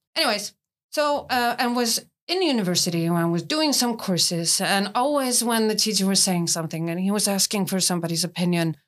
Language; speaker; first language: English; non-native, fluent; Icelandic